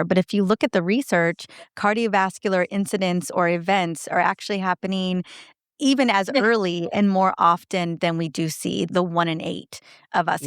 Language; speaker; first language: English; native; English